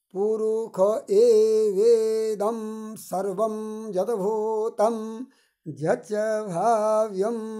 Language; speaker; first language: Hindi; native; Hindi